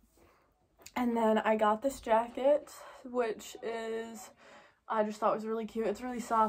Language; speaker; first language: English; native; English